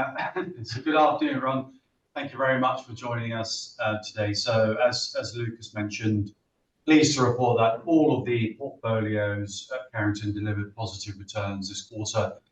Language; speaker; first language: English; native; English